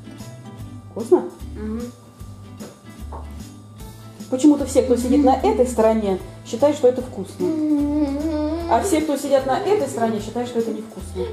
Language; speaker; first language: Russian; native; Russian